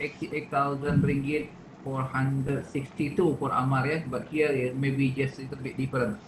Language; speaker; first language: English; non-native, fluent; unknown